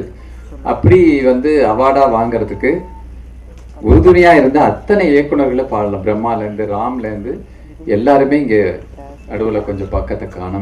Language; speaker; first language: Tamil; native; Tamil